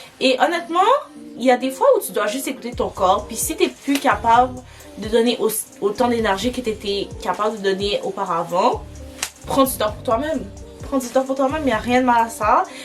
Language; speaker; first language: French; early bilingual, other home language; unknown